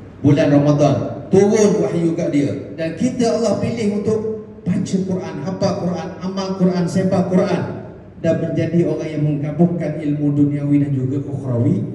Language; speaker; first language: Malay; native; Malay